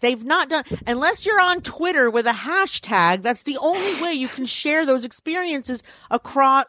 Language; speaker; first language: English; native; English